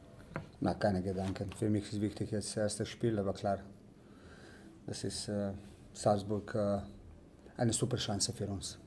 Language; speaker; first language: German; non-native, learner; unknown